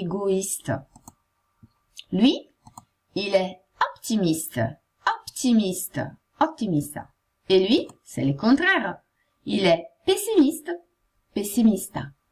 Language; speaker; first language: French; non-native, fluent; Italian